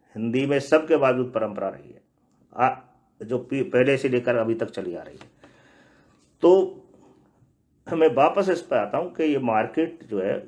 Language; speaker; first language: Hindi; native; Hindi